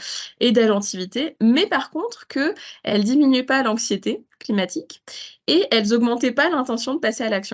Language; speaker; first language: French; native; French